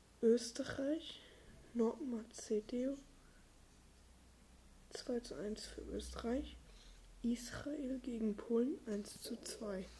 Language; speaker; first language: German; non-native, learner; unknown